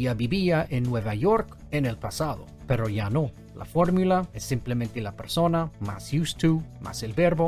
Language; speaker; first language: Spanish; non-native, fluent; English